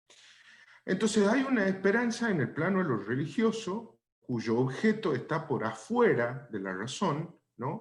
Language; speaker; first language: Spanish; native; Spanish